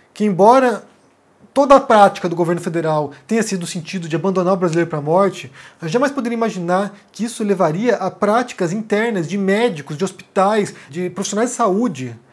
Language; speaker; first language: Portuguese; native; Portuguese